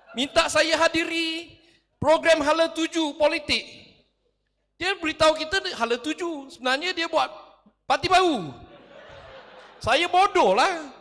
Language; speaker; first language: Malay; non-native, local second language; Chinese